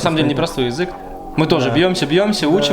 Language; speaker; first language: Russian; native; Russian